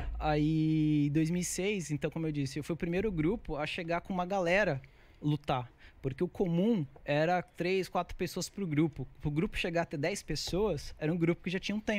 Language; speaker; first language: Portuguese; native; Portuguese